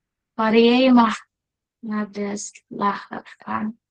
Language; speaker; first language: Dutch; non-native, learner; Indonesian